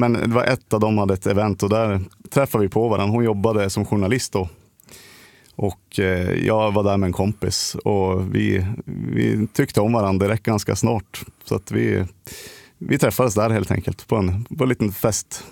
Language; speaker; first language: Swedish; native; Swedish